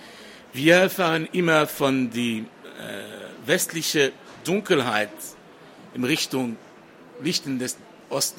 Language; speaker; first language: German; non-native, fluent; French